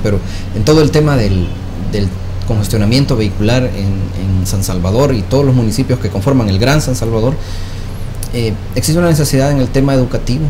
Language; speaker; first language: Spanish; native; Spanish